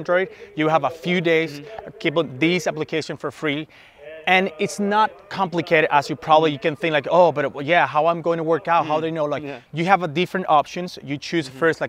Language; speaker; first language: English; non-native, fluent; Spanish